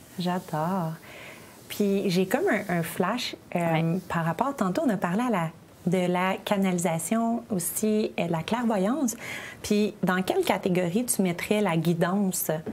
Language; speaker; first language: French; native; French